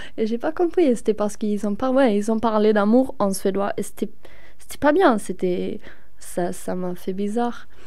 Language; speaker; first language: French; non-native, fluent; Swedish